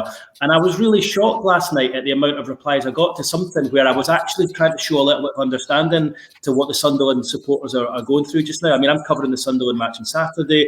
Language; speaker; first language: English; native; English